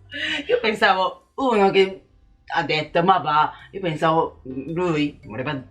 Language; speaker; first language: Italian; non-native, learner; Japanese